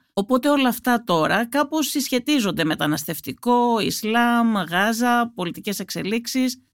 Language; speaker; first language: Greek; native; Greek